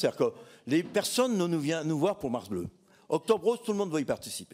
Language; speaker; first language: French; native; French